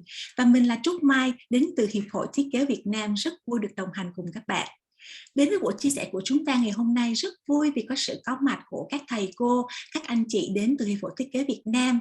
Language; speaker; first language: Vietnamese; native; Vietnamese